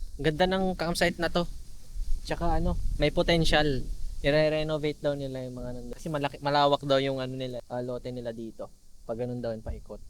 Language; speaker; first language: Filipino; non-native, local second language; Cebuano